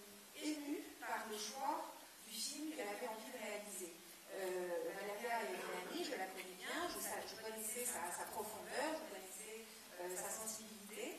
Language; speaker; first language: French; non-native, fluent; Italian